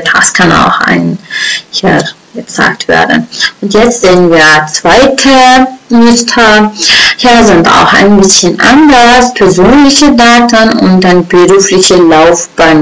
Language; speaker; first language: German; non-native, fluent; Uzbek